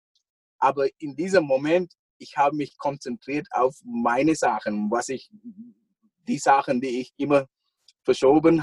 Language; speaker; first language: German; non-native, fluent; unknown